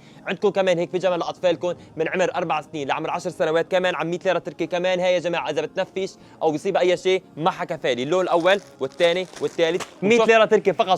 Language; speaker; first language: Arabic; native; Arabic